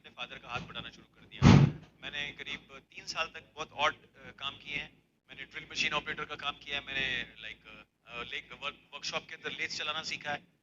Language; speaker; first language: Hindi; native; Hindi